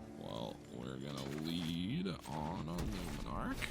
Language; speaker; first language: English; native; English